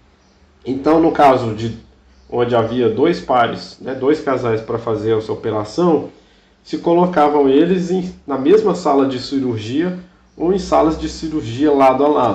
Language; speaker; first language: Portuguese; native; Portuguese